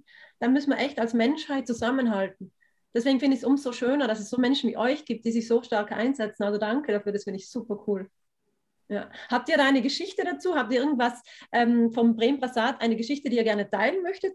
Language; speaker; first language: German; native; German